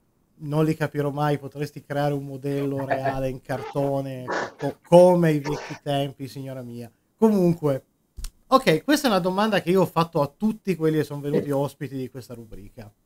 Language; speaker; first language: Italian; native; Italian